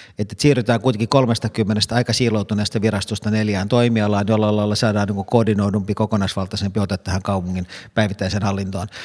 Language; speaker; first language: Finnish; native; Finnish